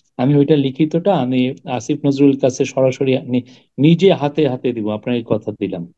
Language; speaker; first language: Bangla; native; Bangla